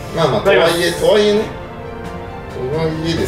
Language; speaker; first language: Japanese; native; Japanese